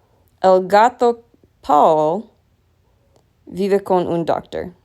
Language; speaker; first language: Spanish; non-native, learner; English